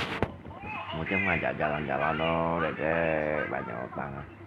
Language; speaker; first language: Indonesian; non-native, local second language; Hakka Chinese